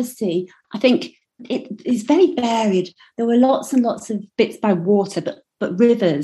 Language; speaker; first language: English; native; English